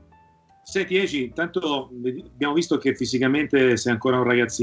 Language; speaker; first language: Italian; native; Italian